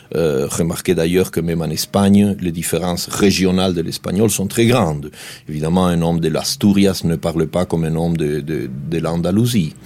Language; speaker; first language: French; non-native, fluent; Spanish